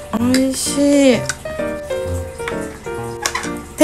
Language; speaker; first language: Japanese; native; Japanese